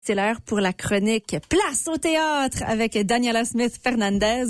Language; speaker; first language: French; native; French